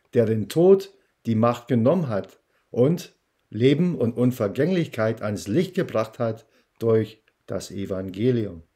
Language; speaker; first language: German; non-native, fluent; English